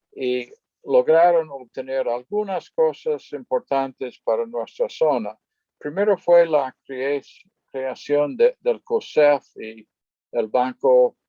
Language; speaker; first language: Spanish; non-native, fluent; English